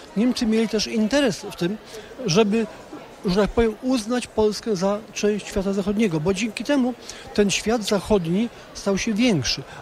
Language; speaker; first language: Polish; native; Polish